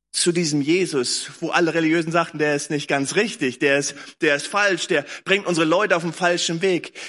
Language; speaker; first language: German; native; German